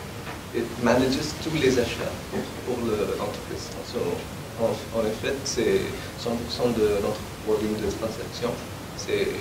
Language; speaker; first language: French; non-native, learner; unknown